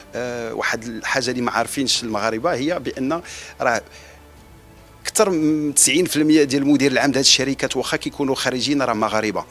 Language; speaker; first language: Arabic; native; Arabic